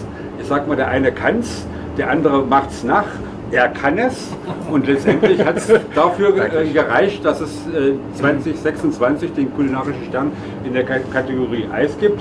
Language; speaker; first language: German; native; German